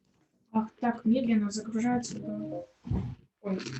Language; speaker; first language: Russian; early bilingual, heritage; Russian